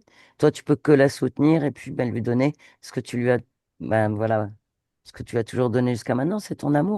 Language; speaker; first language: French; native; French